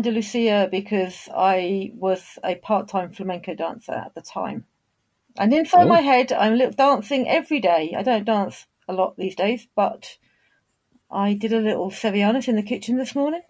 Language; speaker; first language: English; native; English